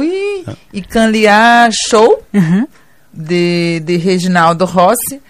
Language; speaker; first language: French; non-native, learner; Portuguese